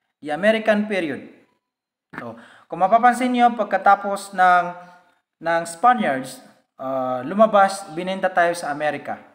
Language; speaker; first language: Filipino; non-native, local second language; Maranao